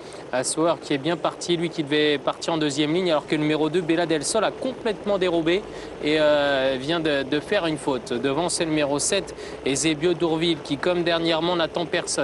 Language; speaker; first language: French; native; French